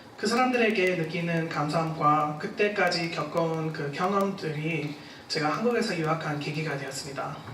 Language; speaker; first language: Korean; non-native, fluent; English